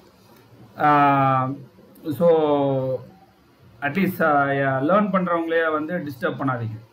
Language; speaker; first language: Tamil; native; Tamil